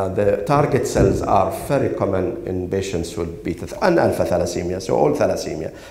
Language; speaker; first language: English; non-native, fluent; Arabic